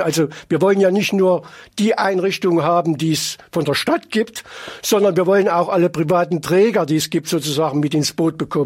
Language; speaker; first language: German; native; German